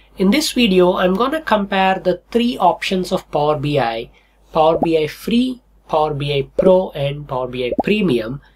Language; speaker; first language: English; non-native, local second language; Telugu